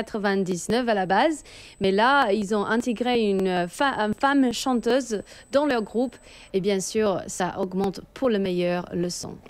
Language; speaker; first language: French; native; French